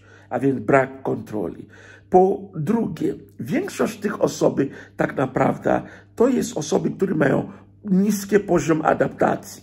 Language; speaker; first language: Polish; non-native, fluent; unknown